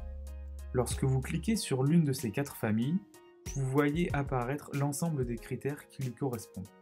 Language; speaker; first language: French; native; French